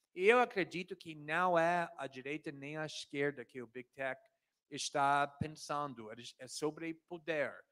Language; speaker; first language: Portuguese; non-native, fluent; English